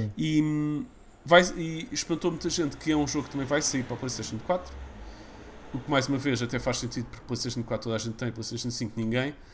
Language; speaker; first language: Portuguese; early bilingual, other home language; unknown